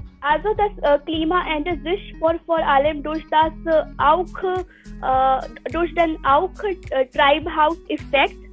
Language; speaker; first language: German; non-native, learner; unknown